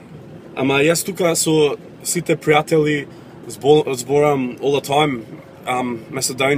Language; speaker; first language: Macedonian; early bilingual, heritage; English